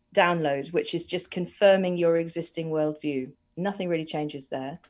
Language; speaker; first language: English; native; English